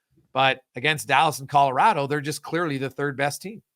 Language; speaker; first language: English; native; English